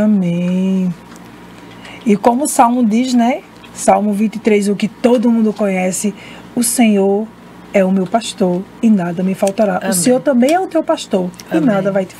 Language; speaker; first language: Portuguese; native; Portuguese